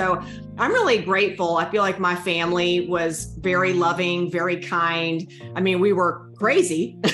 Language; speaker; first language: English; native; English